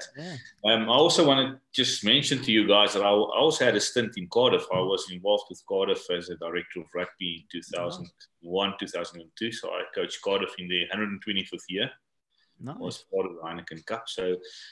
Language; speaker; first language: English; non-native, local second language; Afrikaans